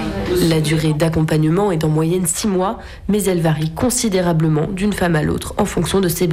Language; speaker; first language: French; native; French